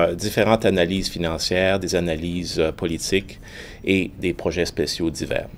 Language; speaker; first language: French; native; French